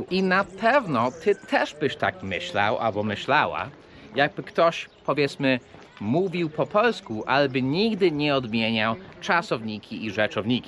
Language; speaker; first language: Polish; early bilingual, heritage; English